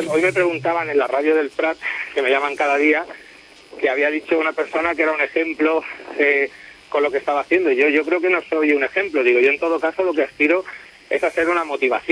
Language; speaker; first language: Spanish; native; Spanish